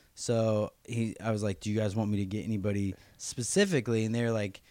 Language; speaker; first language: English; native; English